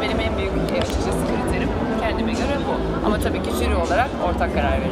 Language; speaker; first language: Turkish; native; Turkish